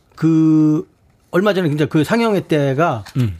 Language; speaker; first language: Korean; native; Korean